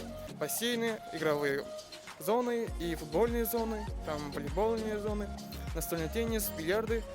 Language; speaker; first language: Russian; non-native, local second language; Kazakh